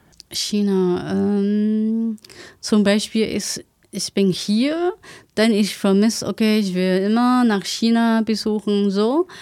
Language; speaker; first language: German; non-native, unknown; Chinese